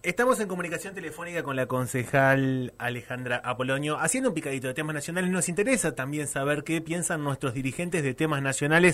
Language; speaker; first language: Spanish; native; Spanish